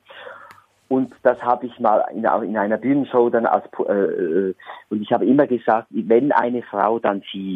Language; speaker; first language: German; native; German